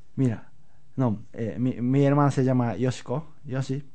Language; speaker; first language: Spanish; non-native, learner; Japanese